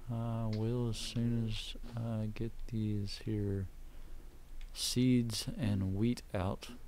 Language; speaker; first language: English; native; English